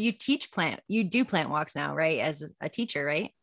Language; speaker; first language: English; native; English